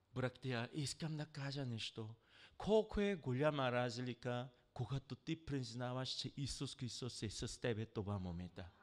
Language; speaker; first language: Bulgarian; non-native, learner; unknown